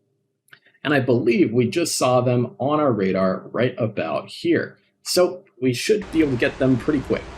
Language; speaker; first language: English; native; English